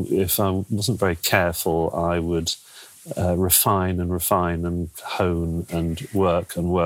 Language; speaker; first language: English; native; English